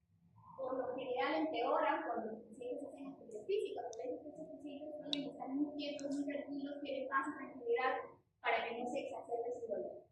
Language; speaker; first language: Spanish; native; Spanish